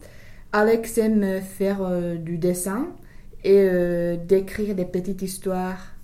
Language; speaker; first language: French; non-native, learner; English